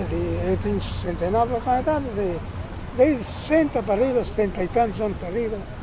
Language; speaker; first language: Portuguese; non-native, local second language; Spanish